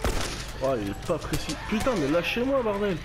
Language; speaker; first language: French; native; French